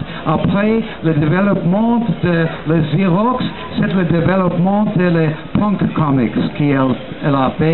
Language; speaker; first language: French; non-native, learner; English